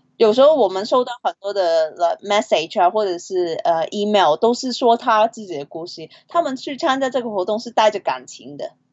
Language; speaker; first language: Chinese; non-native, fluent; Cantonese